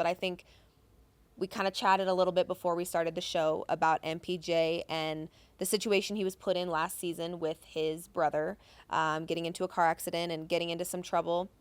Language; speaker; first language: English; native; English